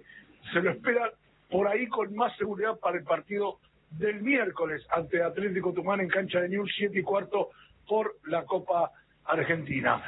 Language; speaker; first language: Spanish; native; Spanish